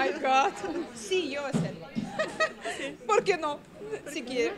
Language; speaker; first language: Spanish; non-native, learner; Russian